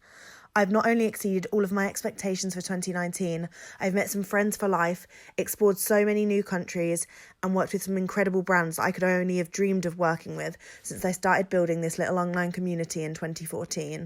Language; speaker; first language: English; native; English